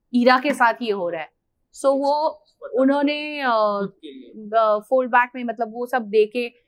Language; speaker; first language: Hindi; non-native, local second language; Marathi